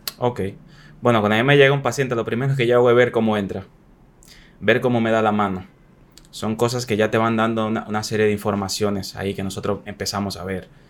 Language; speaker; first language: Spanish; native; Spanish